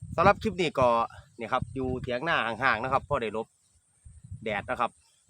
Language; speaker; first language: Thai; native; Thai